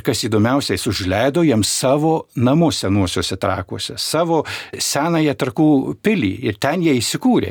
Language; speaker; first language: Lithuanian; native; Lithuanian